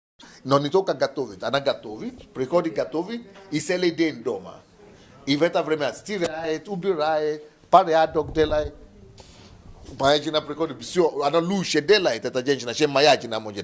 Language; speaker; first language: Russian; non-native, learner; Yoruba